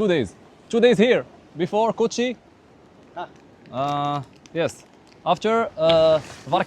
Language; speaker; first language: English; non-native, learner; French